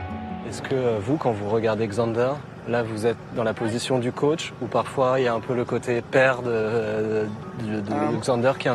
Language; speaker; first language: French; native; French